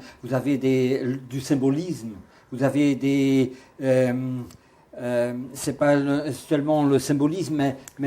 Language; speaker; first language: French; non-native, fluent; Portuguese